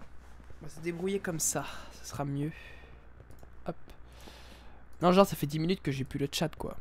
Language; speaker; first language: French; native; French